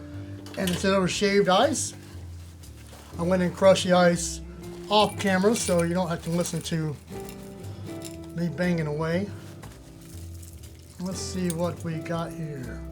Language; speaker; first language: English; native; English